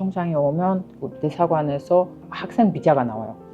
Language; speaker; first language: Korean; non-native, fluent; Kyrgyz